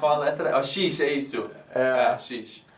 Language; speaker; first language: Portuguese; non-native, fluent; English